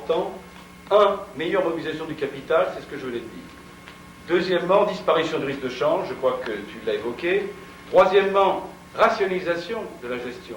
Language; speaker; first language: French; native; French